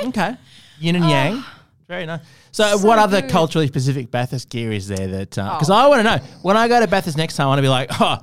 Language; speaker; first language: English; native; English